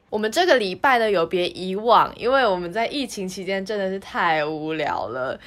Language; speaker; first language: Chinese; native; Chinese